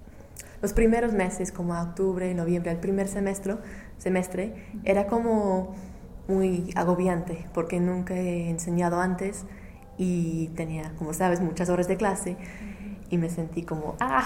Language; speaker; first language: Spanish; non-native, fluent; English